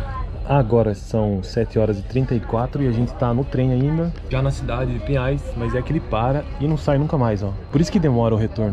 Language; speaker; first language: Portuguese; native; Portuguese